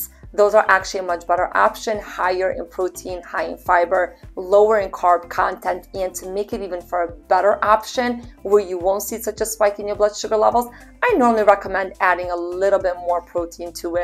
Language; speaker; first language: English; native; English